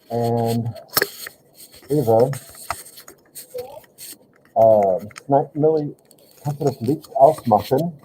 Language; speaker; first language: German; non-native, fluent; English